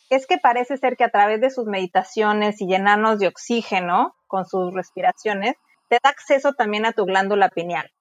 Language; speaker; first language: Spanish; native; Spanish